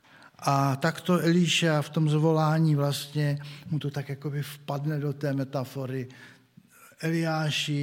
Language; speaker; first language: Czech; native; Czech